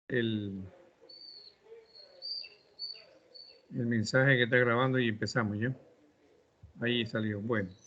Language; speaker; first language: Spanish; native; Spanish